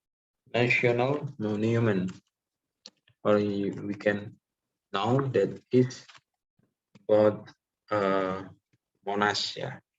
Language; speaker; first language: English; non-native, local second language; Indonesian